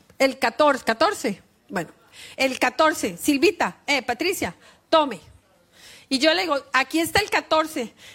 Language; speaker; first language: Spanish; native; Spanish